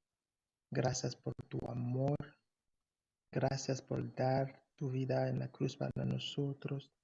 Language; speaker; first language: Spanish; non-native, fluent; English